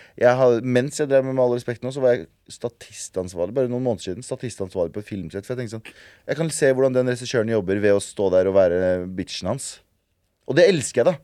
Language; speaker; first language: Norwegian; early bilingual, other home language; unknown